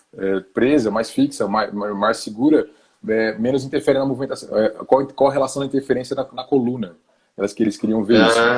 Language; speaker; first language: Portuguese; native; Portuguese